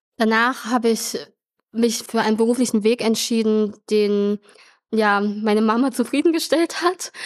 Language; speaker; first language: German; early bilingual, other home language; Vietnamese